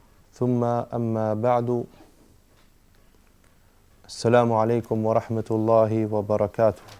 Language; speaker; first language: Arabic; non-native, fluent; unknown